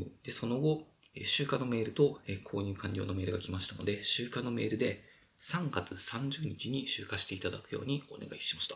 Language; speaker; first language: Japanese; native; Japanese